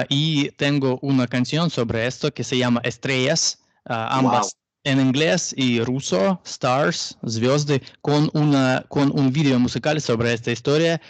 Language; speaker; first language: Spanish; non-native, learner; Russian